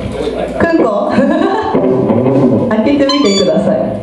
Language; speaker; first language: Japanese; native; Japanese